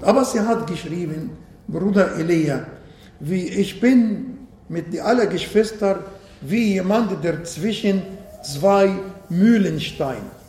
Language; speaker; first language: German; non-native, fluent; Arabic